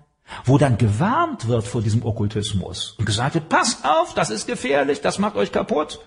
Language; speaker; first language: German; native; German